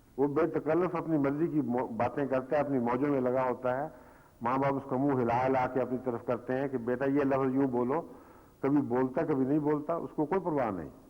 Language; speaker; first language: Urdu; native; Urdu